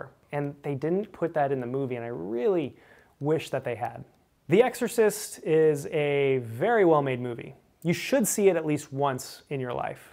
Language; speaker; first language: English; native; English